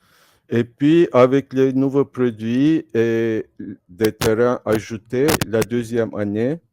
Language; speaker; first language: French; non-native, fluent; Turkish